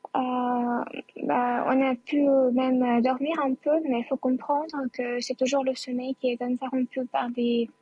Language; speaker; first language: French; non-native, fluent; Ukrainian